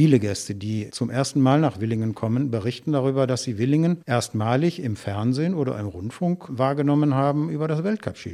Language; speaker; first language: German; native; German